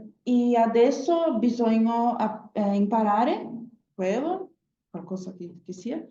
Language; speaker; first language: Italian; non-native, learner; Portuguese